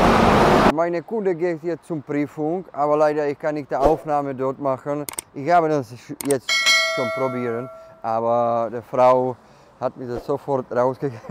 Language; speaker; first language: German; non-native, learner; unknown